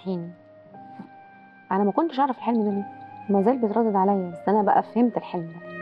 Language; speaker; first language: Arabic; native; Arabic